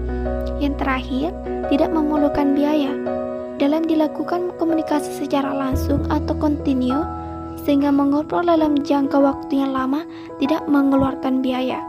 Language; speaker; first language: Indonesian; native; Indonesian